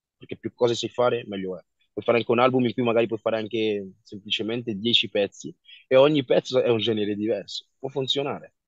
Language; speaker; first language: Italian; early bilingual, other home language; French